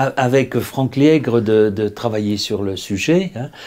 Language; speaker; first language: French; native; French